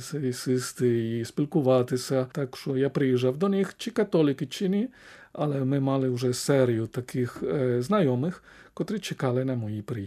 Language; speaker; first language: Ukrainian; non-native, fluent; Spanish